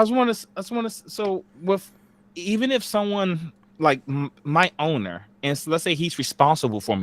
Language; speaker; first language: English; native; English